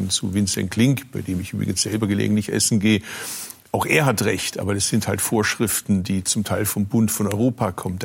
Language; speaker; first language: German; early bilingual, other home language; Turkish